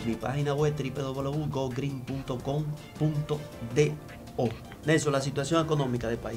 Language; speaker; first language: Spanish; native; Spanish